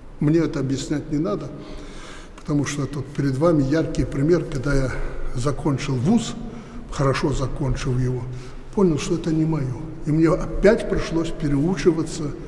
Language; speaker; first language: Russian; native; Russian